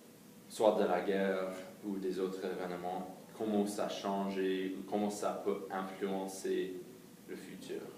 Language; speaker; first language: French; non-native, fluent; English